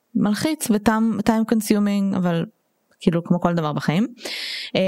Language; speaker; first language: Hebrew; non-native, local second language; Russian